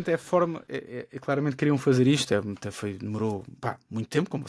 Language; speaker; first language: Portuguese; native; Portuguese